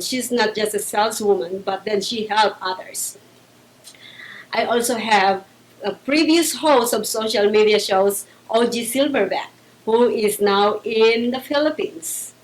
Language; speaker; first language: English; non-native, local second language; Filipino